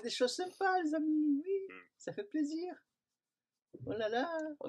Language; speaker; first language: French; native; French